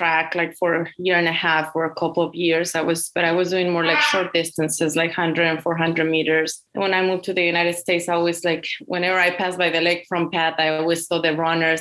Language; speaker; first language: English; non-native, fluent; Spanish